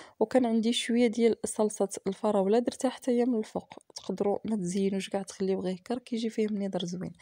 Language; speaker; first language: Arabic; native; Arabic